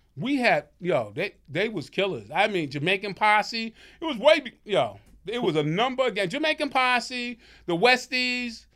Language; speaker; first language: English; native; English